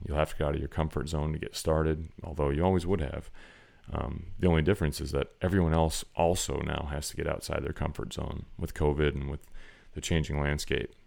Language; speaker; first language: English; native; English